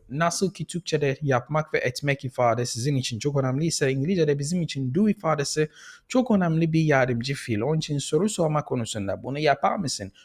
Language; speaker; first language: Turkish; non-native, fluent; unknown